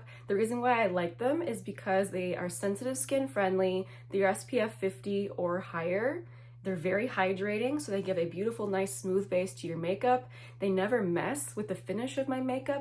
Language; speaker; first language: English; native; English